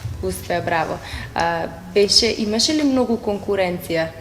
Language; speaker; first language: Macedonian; native; Macedonian